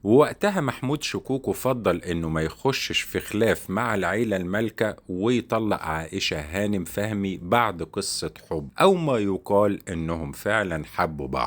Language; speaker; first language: Arabic; native; Arabic